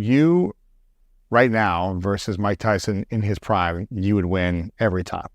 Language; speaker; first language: English; native; English